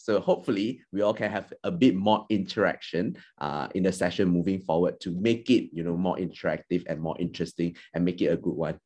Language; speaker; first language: English; non-native, local second language; Chinese